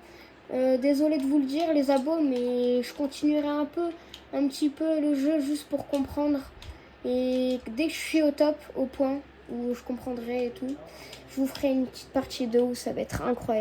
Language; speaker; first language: French; native; French